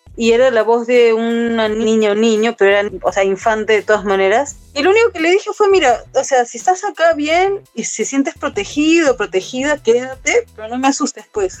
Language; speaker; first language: Spanish; native; Spanish